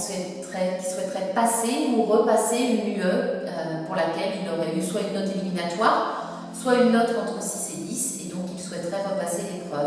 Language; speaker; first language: French; native; French